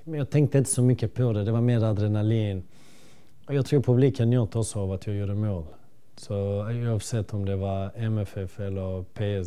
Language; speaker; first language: Swedish; early bilingual, other home language; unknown